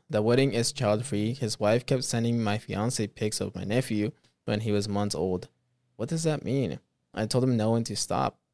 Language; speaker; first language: English; early bilingual, other home language; Spanish